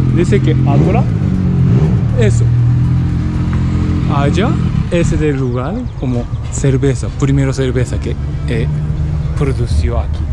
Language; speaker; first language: Spanish; non-native, learner; Japanese